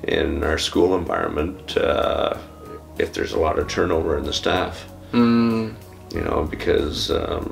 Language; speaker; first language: English; native; English